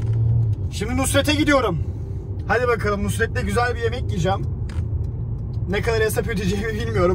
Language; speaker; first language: Turkish; native; Turkish